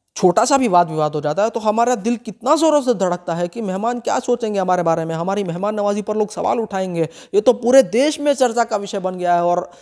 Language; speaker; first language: Hindi; non-native, local second language; Gujarati